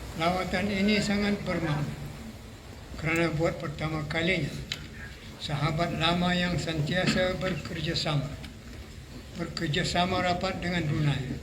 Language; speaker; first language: Malay; native; Malay